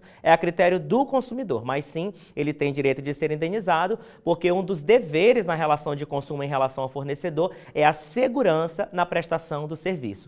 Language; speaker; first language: Portuguese; native; Portuguese